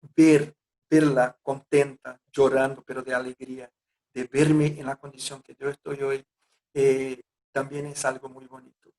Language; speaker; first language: Spanish; non-native, fluent; Portuguese